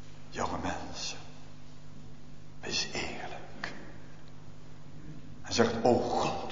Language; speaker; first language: Dutch; native; Dutch